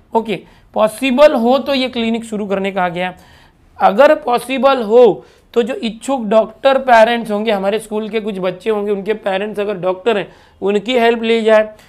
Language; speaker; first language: Hindi; non-native, local second language; Marathi